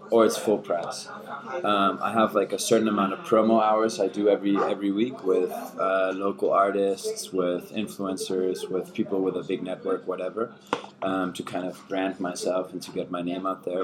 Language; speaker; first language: English; early bilingual, other home language; German